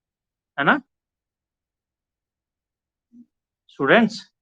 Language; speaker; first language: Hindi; non-native, local second language; Punjabi